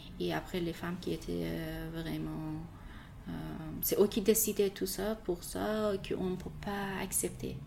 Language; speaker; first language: French; non-native, learner; Persian